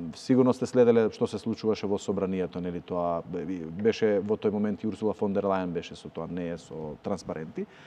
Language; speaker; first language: Macedonian; native; Macedonian